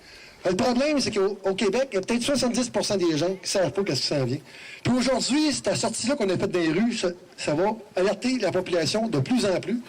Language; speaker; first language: French; native; French